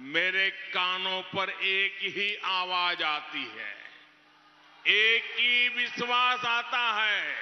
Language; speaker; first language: Hindi; non-native, local second language; Gujarati